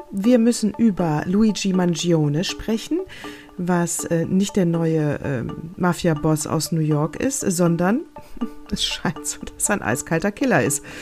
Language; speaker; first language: German; native; German